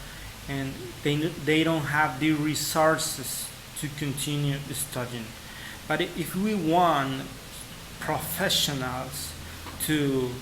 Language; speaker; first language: English; non-native, fluent; Spanish